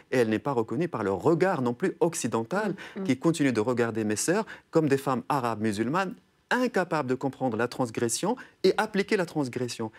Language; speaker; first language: French; non-native, local second language; Arabic